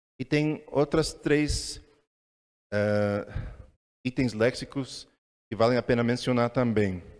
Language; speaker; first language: Portuguese; non-native, fluent; English